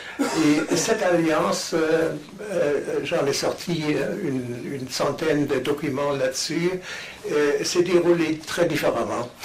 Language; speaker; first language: French; non-native, fluent; German